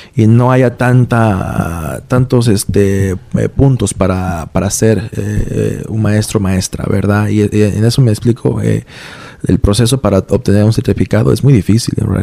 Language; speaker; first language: Spanish; early bilingual, heritage; Spanish